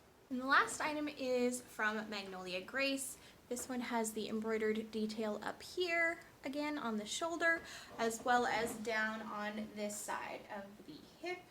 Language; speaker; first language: English; native; English